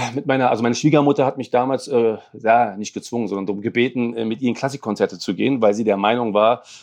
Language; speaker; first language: German; early bilingual, other home language; Arabic